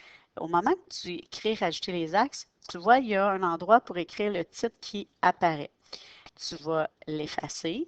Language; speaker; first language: French; native; French